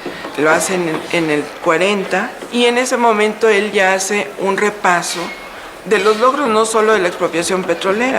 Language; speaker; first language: Spanish; native; Spanish